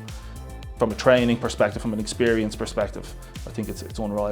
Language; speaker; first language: English; native; English